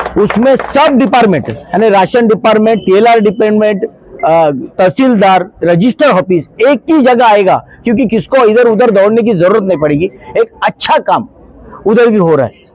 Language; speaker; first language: Hindi; non-native, local second language; Marathi